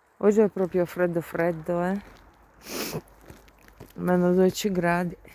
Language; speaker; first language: Italian; non-native, learner; Ukrainian